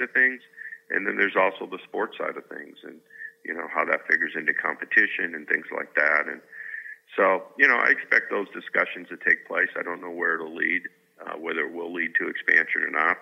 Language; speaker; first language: English; native; English